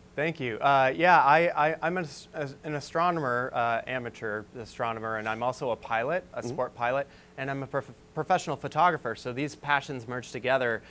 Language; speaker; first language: English; native; English